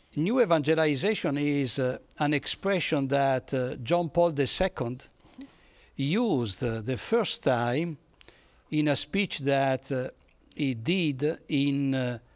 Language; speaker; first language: English; non-native, fluent; Italian